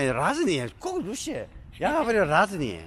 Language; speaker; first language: Russian; non-native, learner; Korean